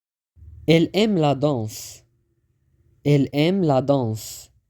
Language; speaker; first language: French; non-native, fluent; Arabic